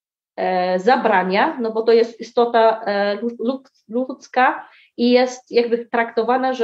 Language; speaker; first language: Polish; early bilingual, heritage; Arabic